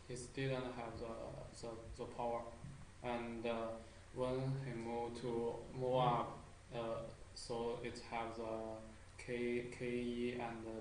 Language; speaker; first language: English; non-native, learner; Chinese